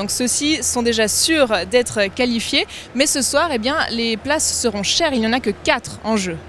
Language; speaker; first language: French; native; French